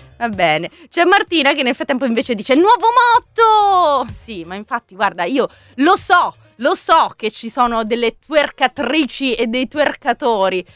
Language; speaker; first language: Italian; native; Italian